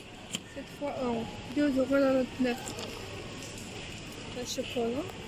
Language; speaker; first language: French; non-native, local second language; Arabic